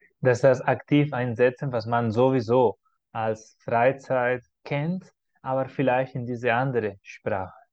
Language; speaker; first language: German; non-native, fluent; Spanish